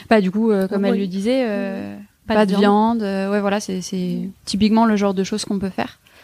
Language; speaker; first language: French; native; French